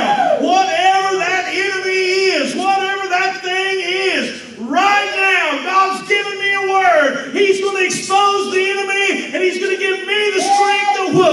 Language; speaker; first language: English; native; English